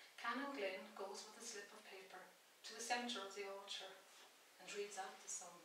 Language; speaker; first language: English; native; English